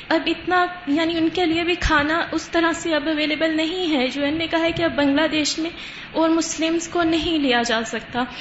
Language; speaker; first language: Urdu; native; Urdu